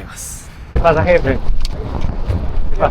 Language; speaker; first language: Spanish; early bilingual, heritage; Japanese